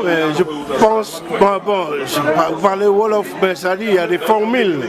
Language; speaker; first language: French; non-native, local second language; Wolof